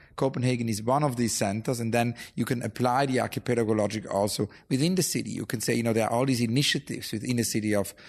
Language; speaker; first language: English; non-native, fluent; German